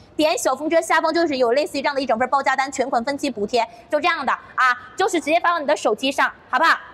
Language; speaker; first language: Chinese; native; Chinese